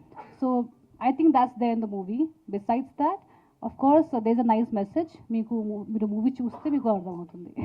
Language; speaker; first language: Telugu; non-native, local second language; Hindi